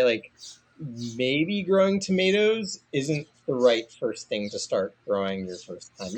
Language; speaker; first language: English; native; English